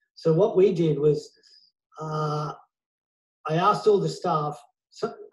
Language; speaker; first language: English; native; English